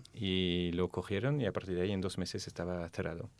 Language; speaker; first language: Spanish; non-native, fluent; French